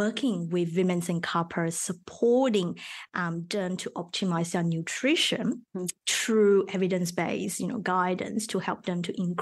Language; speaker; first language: English; non-native, local second language; Chinese